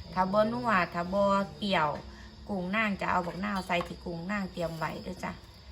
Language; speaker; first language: Thai; native; Thai